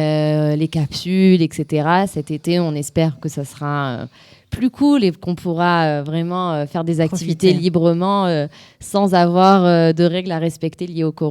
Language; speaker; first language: French; native; French